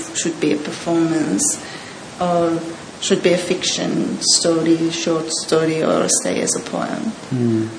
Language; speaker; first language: English; non-native, learner; Persian